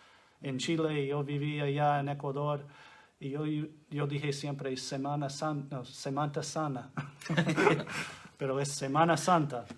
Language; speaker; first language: Spanish; non-native, fluent; English